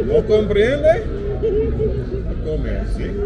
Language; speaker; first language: Spanish; non-native, learner; English